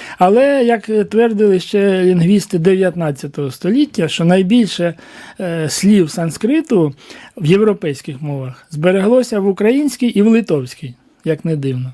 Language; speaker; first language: Ukrainian; native; Ukrainian